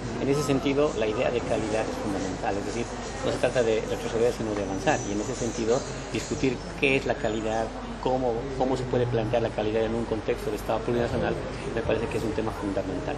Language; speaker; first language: Spanish; native; Spanish